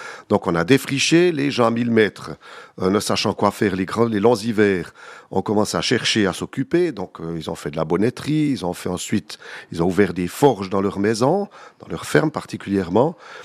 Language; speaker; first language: French; native; French